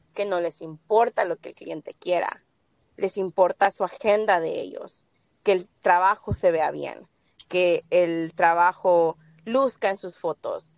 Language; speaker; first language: Spanish; early bilingual, heritage; Spanish